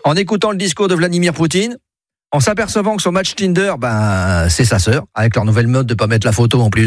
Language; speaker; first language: French; native; French